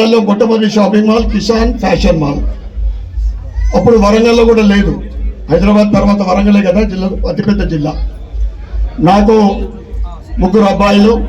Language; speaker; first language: Telugu; native; Telugu